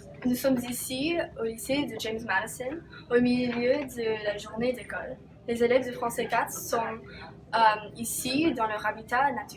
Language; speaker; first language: French; non-native, learner; English